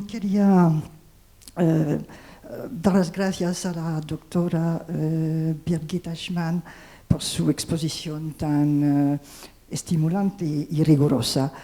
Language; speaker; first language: Spanish; non-native, fluent; French